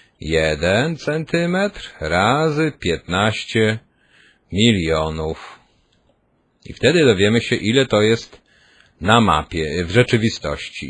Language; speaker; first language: Polish; native; Polish